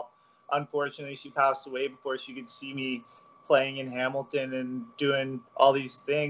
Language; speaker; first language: English; native; English